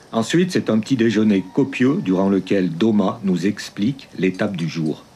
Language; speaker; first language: French; native; French